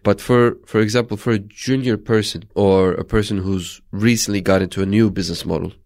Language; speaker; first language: English; non-native, fluent; Turkish